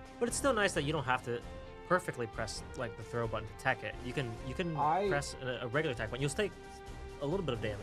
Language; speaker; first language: English; native; English